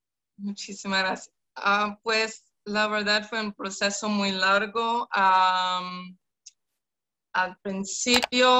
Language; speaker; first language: Spanish; non-native, fluent; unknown